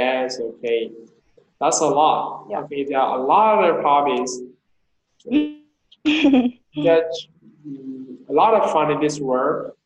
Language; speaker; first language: English; non-native, fluent; Vietnamese